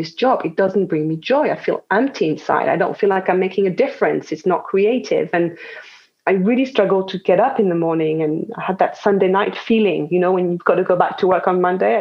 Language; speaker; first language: English; non-native, fluent; French